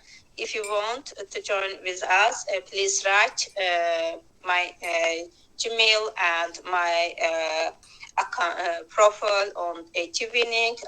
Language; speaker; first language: English; non-native, learner; Azerbaijani